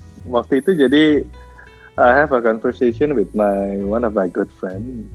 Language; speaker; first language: English; non-native, fluent; Indonesian